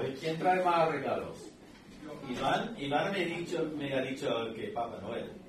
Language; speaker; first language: Spanish; non-native, fluent; English